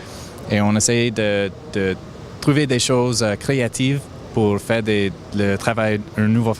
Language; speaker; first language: French; non-native, fluent; English